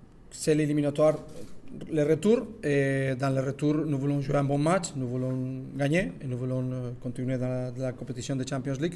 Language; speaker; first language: French; non-native, learner; Spanish